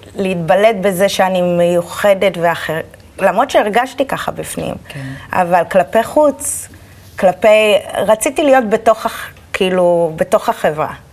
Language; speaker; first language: Hebrew; native; Hebrew